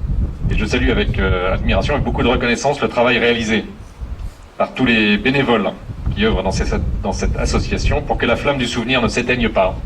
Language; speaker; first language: French; native; French